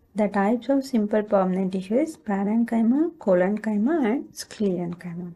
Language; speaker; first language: English; non-native, local second language; Kannada